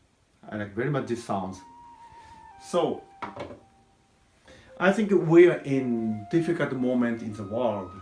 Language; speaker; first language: English; non-native, learner; Japanese